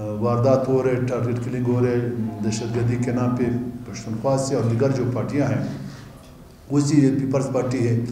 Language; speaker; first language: Urdu; non-native, local second language; Baluchi